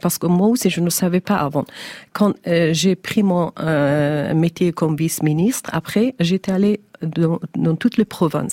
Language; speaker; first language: French; non-native, learner; Persian